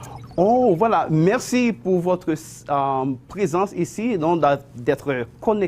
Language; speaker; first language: French; non-native, fluent; Spanish